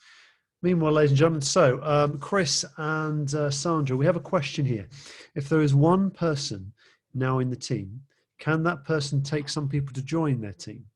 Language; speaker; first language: English; native; English